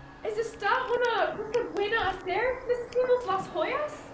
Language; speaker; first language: Spanish; non-native, learner; English